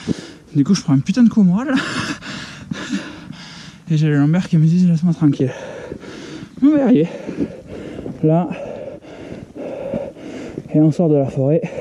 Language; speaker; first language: French; native; French